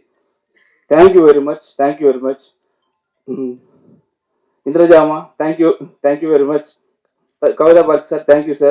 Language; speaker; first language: Tamil; non-native, learner; Telugu